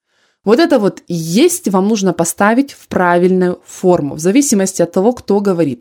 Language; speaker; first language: Russian; native; Russian